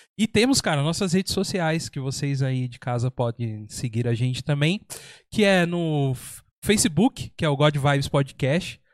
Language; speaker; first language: Portuguese; native; Portuguese